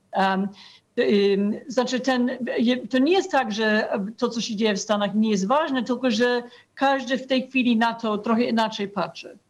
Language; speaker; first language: Polish; non-native, fluent; English